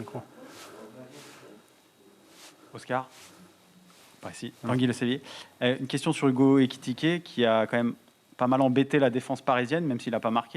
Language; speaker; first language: French; native; French